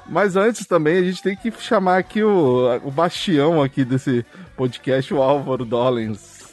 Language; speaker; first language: Portuguese; native; Portuguese